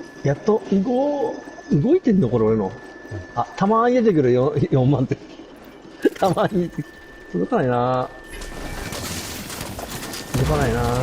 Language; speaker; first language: Japanese; native; Japanese